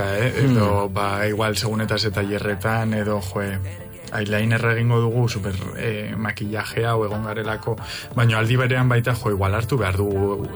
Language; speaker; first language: Basque; native; Basque